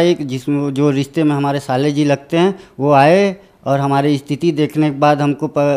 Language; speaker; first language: Hindi; native; Hindi